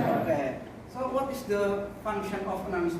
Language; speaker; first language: English; non-native, learner; Indonesian